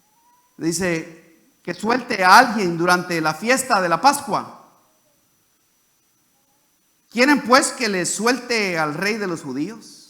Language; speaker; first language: Spanish; native; Spanish